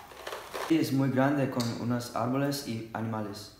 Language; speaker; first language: Spanish; non-native, learner; English